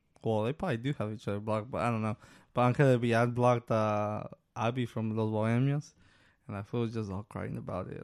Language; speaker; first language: English; early bilingual, other home language; Spanish